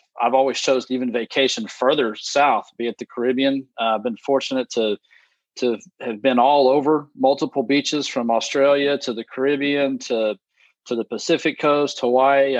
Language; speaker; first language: English; native; English